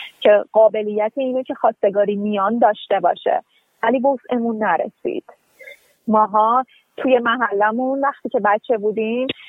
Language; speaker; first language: Persian; native; Persian